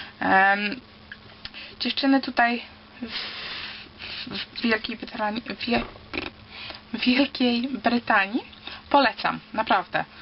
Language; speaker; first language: Polish; early bilingual, heritage; Polish